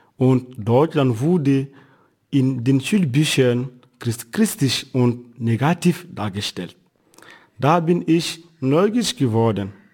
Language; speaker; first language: German; non-native, fluent; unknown